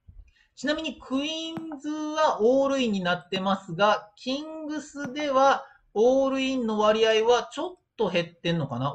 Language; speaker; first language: Japanese; native; Japanese